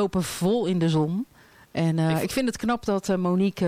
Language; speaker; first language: Dutch; native; Dutch